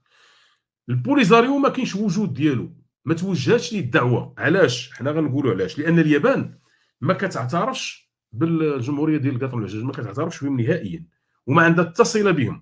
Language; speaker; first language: Arabic; native; Arabic